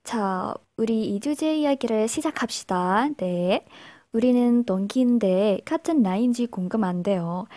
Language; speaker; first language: Korean; non-native, learner; Indonesian